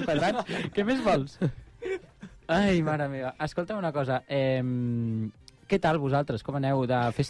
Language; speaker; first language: Catalan; native; Catalan